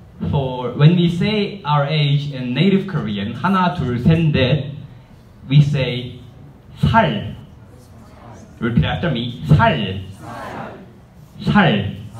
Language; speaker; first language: English; non-native, fluent; Korean